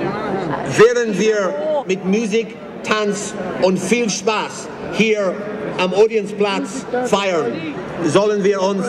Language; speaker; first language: German; non-native, fluent; English